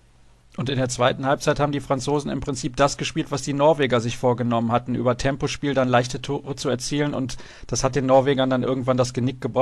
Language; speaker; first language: German; native; German